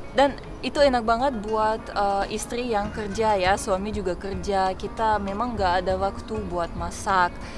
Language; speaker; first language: Indonesian; non-native, fluent; Russian